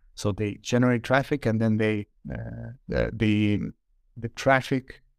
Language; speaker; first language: English; non-native, fluent; Ukrainian